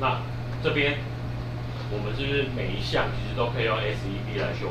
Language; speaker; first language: Chinese; native; Chinese